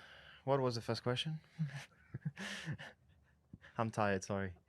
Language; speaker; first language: English; non-native, fluent; French